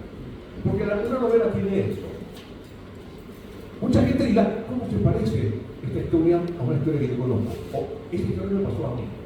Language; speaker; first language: Spanish; native; Spanish